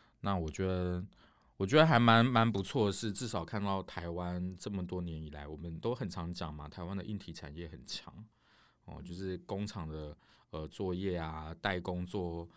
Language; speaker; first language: Chinese; native; Chinese